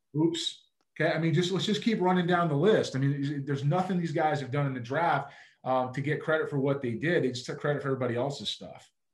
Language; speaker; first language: English; native; English